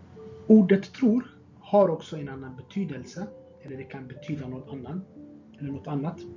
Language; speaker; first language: Swedish; non-native, fluent; Tigrinya